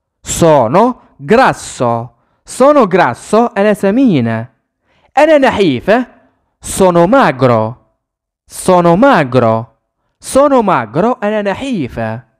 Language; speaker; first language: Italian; non-native, fluent; Arabic